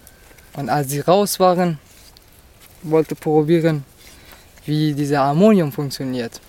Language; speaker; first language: German; non-native, fluent; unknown